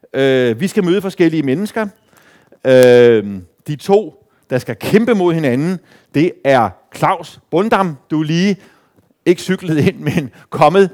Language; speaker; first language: Danish; native; Danish